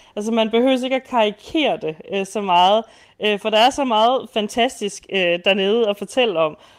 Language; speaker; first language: Danish; native; Danish